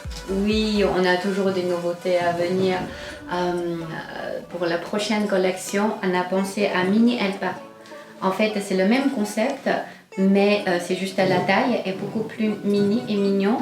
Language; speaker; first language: French; non-native, fluent; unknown